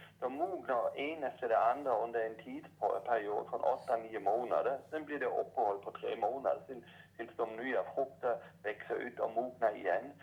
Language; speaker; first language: Swedish; non-native, fluent; German